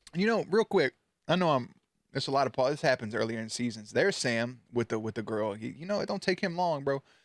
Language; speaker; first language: English; native; English